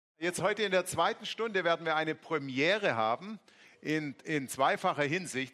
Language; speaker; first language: German; native; German